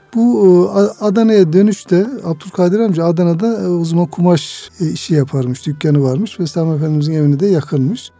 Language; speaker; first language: Turkish; native; Turkish